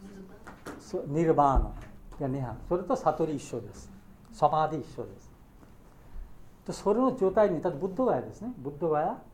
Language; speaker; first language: Japanese; non-native, learner; Bangla